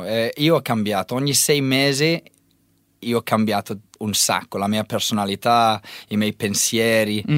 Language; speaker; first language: Italian; non-native, learner; English